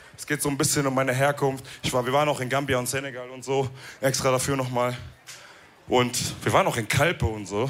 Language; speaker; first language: German; early bilingual, other home language; Wolof